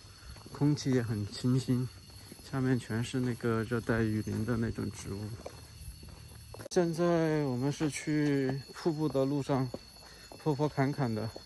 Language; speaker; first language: Chinese; native; Chinese